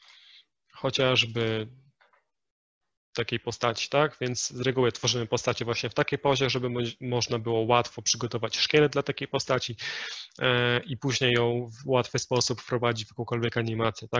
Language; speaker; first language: Polish; native; Polish